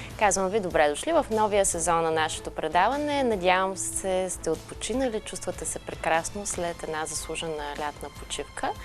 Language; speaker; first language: Bulgarian; native; Bulgarian